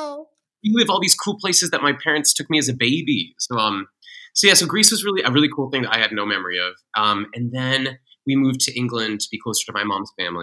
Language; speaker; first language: English; native; English